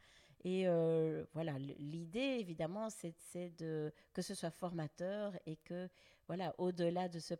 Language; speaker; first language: French; native; French